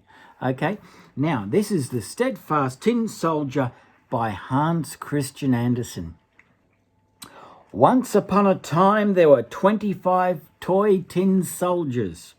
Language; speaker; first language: English; native; English